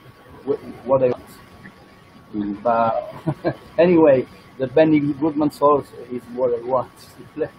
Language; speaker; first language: English; non-native, learner; Italian